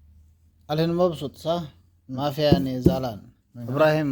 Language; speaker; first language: Arabic; non-native, learner; Amharic